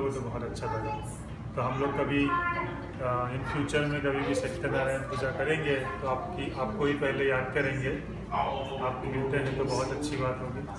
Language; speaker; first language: Hindi; native; Hindi